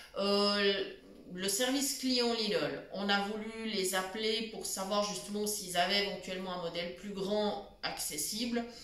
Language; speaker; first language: French; native; French